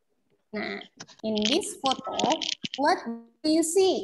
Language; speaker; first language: English; non-native, fluent; Indonesian